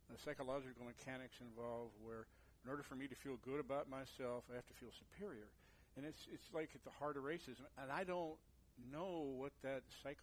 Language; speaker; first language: English; native; English